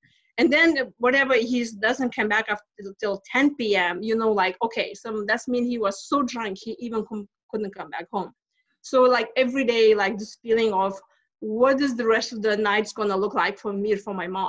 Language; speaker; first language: English; non-native, fluent; Lithuanian